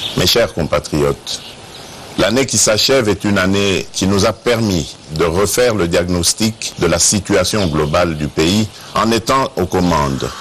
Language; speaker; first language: French; non-native, local second language; Luba-Lulua